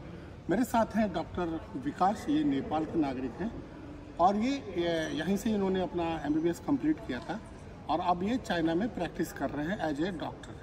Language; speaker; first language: Hindi; native; Hindi